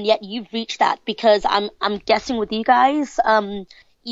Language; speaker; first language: English; native; English